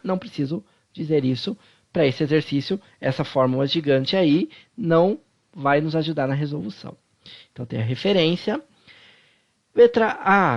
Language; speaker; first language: Portuguese; native; Portuguese